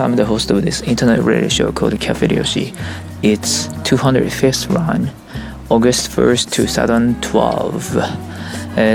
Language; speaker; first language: English; non-native, fluent; Japanese